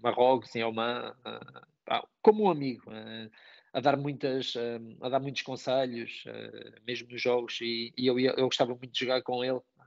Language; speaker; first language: Portuguese; native; Portuguese